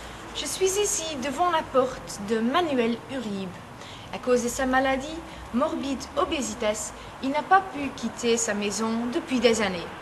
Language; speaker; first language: French; non-native, learner; Dutch